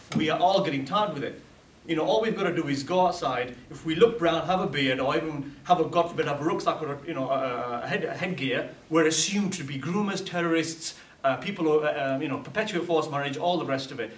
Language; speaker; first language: English; early bilingual, other home language; Urdu